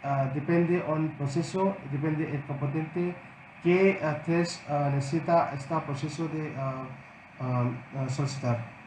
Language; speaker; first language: Spanish; non-native, learner; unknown